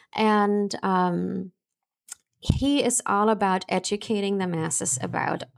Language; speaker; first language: English; non-native, fluent; German